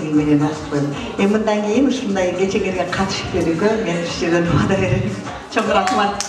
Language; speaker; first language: Kyrgyz; non-native, local second language; Russian